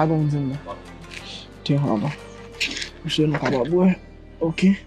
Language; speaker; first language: Chinese; non-native, learner; Haitian Creole